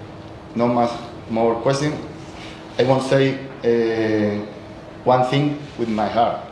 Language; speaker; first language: English; non-native, learner; Spanish